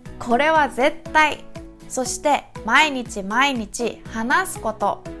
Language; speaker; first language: Japanese; native; Japanese